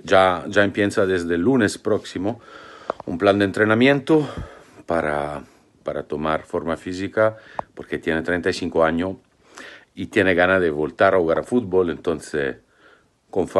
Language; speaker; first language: Spanish; non-native, fluent; Italian